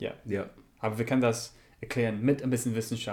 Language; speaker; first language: German; non-native, learner; English